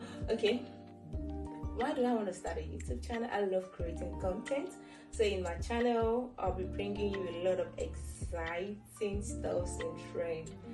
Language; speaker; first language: English; non-native, local second language; Yoruba